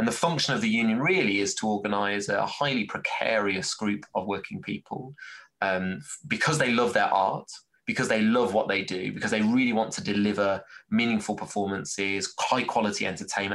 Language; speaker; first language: English; native; English